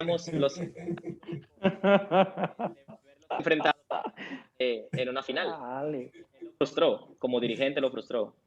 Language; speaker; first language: Spanish; native; Spanish